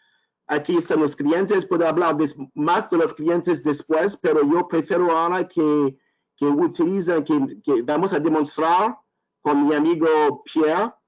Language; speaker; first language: Spanish; non-native, learner; French